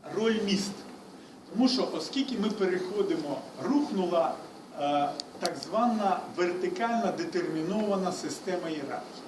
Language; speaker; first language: Ukrainian; non-native, local second language; Russian